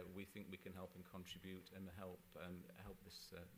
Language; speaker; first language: English; native; English